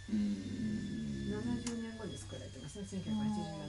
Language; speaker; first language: Japanese; native; Japanese